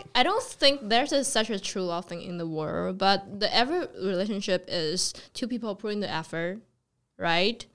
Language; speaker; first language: English; non-native, fluent; Chinese